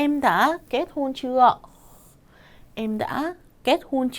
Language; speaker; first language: Vietnamese; non-native, fluent; Korean